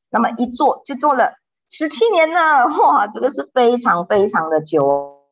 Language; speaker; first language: Chinese; native; Chinese